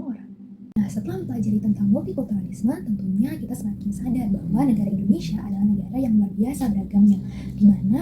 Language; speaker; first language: Indonesian; native; Indonesian